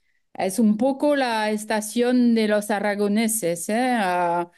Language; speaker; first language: Spanish; non-native, fluent; French